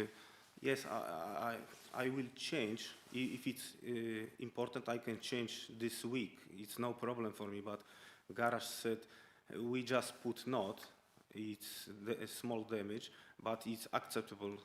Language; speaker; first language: English; non-native, learner; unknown